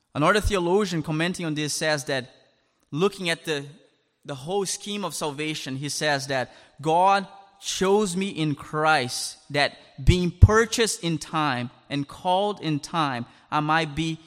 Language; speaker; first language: English; non-native, fluent; Portuguese